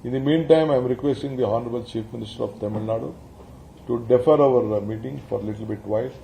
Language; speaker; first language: English; non-native, local second language; Kannada